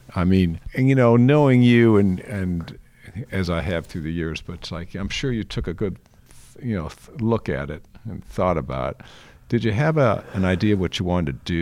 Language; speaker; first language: English; native; English